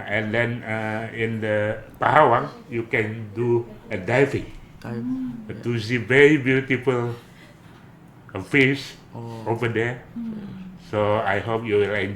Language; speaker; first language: English; non-native, learner; Indonesian